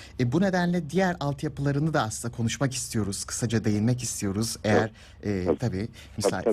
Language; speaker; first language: Turkish; native; Turkish